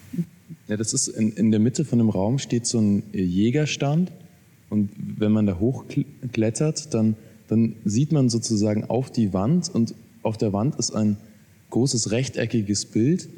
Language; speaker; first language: German; native; German